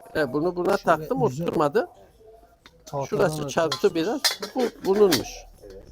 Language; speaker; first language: Turkish; non-native, local second language; Armenian